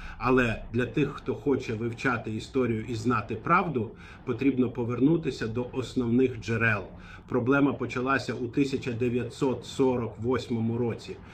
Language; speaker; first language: Ukrainian; non-native, fluent; Arabic